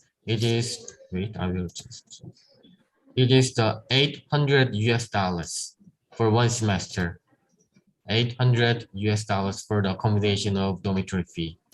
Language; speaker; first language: English; non-native, learner; Korean